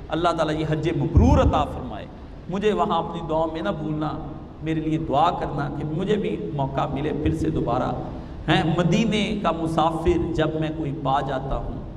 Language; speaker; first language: Urdu; non-native, local second language; Punjabi